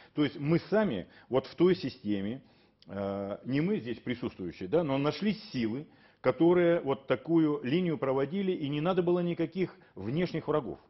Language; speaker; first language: Russian; native; Russian